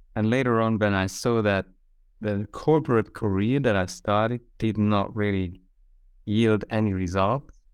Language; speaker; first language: English; non-native, fluent; Hungarian